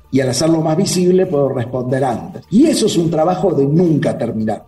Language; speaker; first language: Spanish; native; Spanish